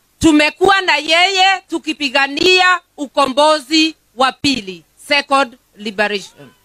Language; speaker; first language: Swahili; non-native, local second language; Kikuyu